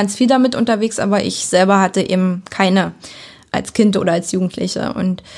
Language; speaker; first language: German; native; German